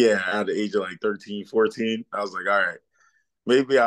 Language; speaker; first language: English; early bilingual, other home language; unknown